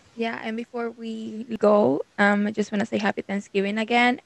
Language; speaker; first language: English; non-native, fluent; Spanish